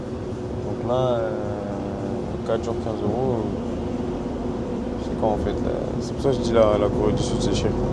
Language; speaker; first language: French; native; French